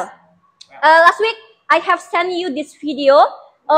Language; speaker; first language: English; non-native, fluent; Indonesian